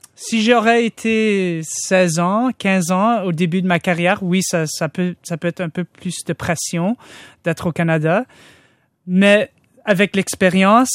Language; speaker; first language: French; non-native, local second language; English